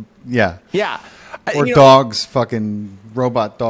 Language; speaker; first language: English; native; English